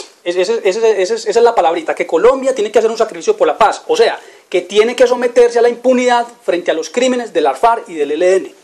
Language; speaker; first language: Spanish; native; Spanish